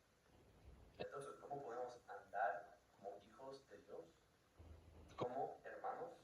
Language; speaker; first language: Spanish; non-native, fluent; English